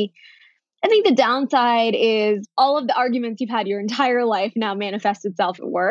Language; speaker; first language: English; early bilingual, other home language; Bangla